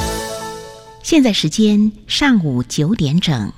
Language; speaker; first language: Chinese; native; Chinese